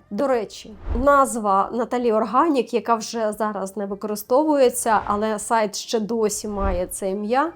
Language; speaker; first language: Ukrainian; native; Ukrainian